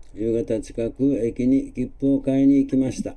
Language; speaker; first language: Japanese; native; Japanese